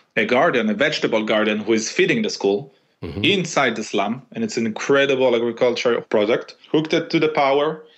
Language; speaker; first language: English; non-native, fluent; Hebrew